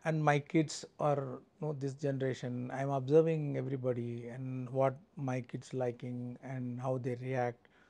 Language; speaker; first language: English; non-native, local second language; Tamil